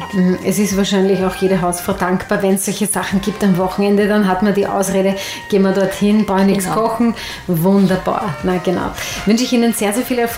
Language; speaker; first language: German; native; German